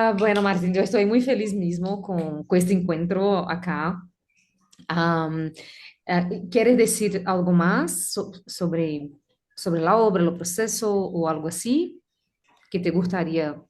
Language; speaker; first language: Spanish; non-native, learner; Portuguese